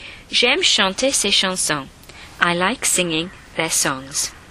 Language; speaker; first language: English; native; English